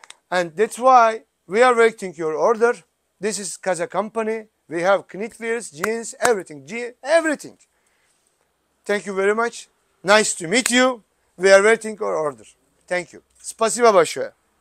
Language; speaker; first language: English; non-native, learner; Turkish